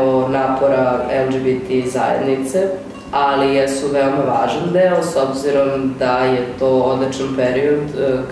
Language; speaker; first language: Serbian; native; Serbian